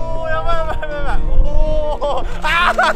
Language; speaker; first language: Japanese; native; Japanese